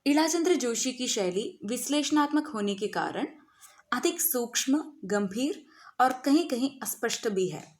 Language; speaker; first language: Hindi; non-native, local second language; Malayalam